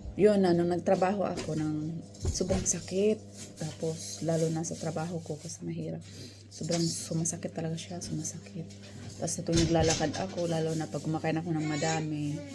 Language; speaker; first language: Filipino; non-native, local second language; Cebuano